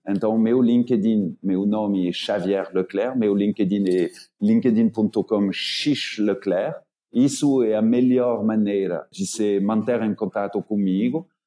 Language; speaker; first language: Portuguese; non-native, fluent; French